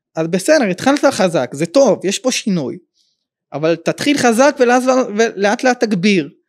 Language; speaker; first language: Hebrew; native; Hebrew